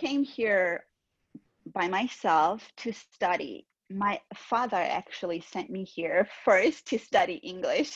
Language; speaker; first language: English; non-native, fluent; Georgian